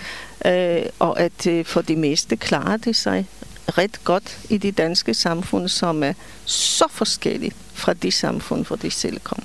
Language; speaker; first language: Danish; non-native, fluent; Polish